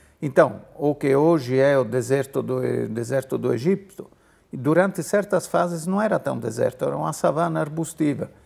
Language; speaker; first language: Portuguese; non-native, fluent; Italian